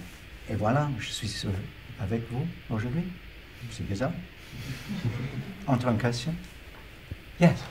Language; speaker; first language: French; non-native, learner; English